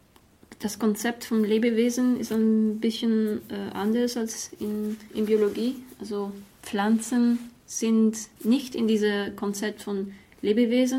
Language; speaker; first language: German; non-native, fluent; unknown